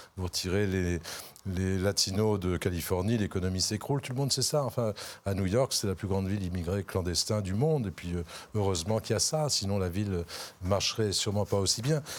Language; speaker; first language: French; native; French